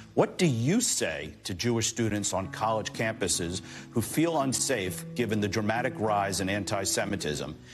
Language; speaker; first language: English; native; English